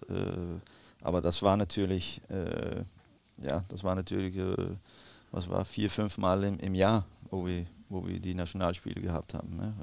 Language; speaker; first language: German; non-native, learner; Danish